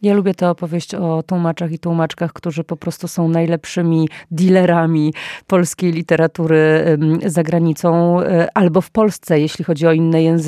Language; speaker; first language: Polish; native; Polish